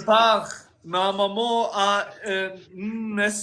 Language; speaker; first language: French; non-native, learner; German